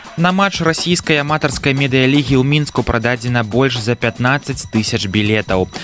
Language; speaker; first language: Belarusian; native; Belarusian